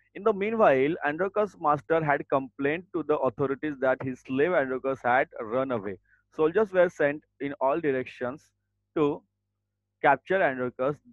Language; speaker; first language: English; non-native, local second language; Marathi